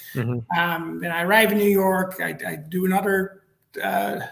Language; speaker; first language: English; non-native, fluent; Dutch